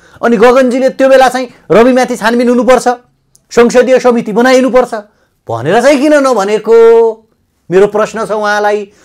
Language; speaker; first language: Nepali; native; Nepali